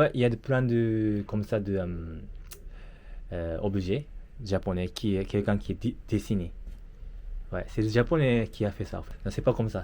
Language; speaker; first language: French; non-native, learner; Japanese